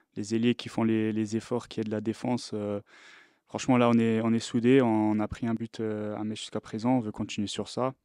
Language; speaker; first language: French; non-native, local second language; Luxembourgish